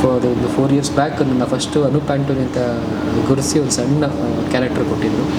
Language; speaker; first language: Kannada; non-native, local second language; Tulu